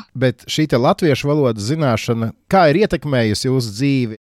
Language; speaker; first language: Latvian; native; Latvian